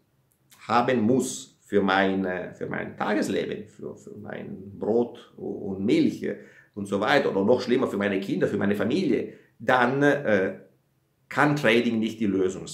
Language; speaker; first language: German; non-native, fluent; Italian